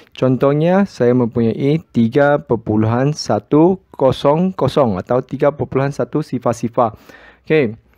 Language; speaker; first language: Malay; non-native, local second language; Chinese